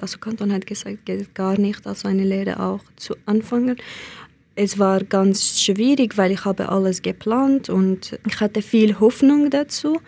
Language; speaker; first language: German; non-native, learner; Central Kurdish